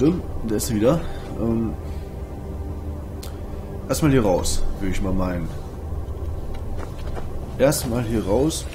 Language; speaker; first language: German; native; German